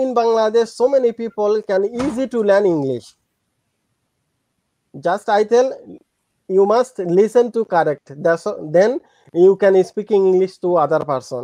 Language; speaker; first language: English; non-native, learner; Bangla